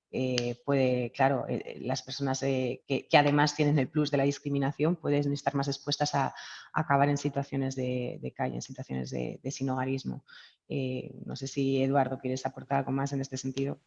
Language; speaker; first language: Spanish; native; Spanish